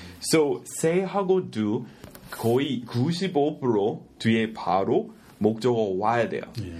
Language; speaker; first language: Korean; non-native, fluent; English